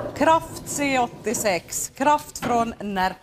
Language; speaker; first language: Swedish; native; Swedish